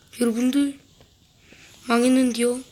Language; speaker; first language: Korean; native; Korean